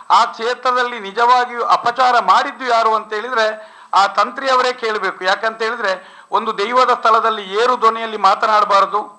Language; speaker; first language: Kannada; non-native, local second language; Tulu